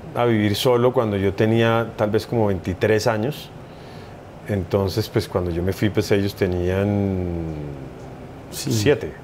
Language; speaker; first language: Spanish; native; Spanish